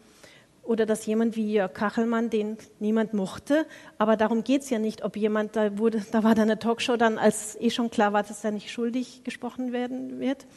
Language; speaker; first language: German; native; German